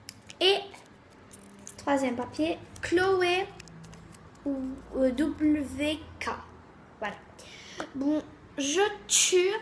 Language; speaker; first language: French; native; French